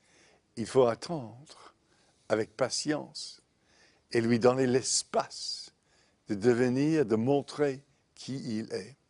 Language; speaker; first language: French; non-native, fluent; English